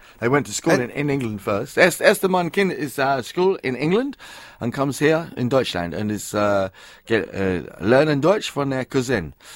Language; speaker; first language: English; native; English